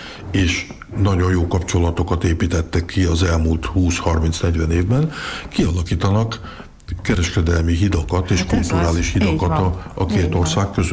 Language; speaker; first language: Hungarian; early bilingual, heritage; Hungarian